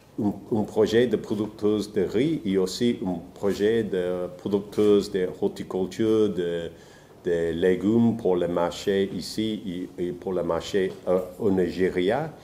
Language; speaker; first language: French; non-native, fluent; English